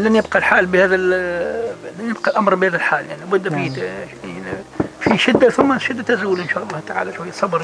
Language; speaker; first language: Arabic; native; Arabic